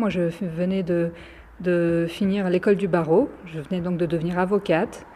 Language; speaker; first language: French; early bilingual, other home language; Romany